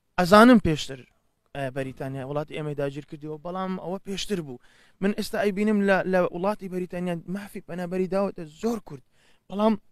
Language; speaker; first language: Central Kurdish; early bilingual, heritage; Central Kurdish